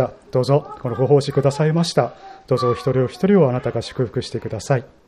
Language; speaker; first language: Japanese; native; Japanese